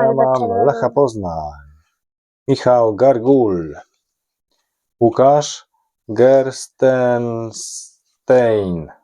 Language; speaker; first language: Polish; native; Polish